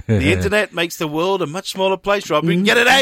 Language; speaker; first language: English; native; English